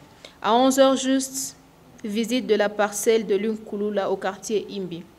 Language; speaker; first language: French; non-native, local second language; Swahili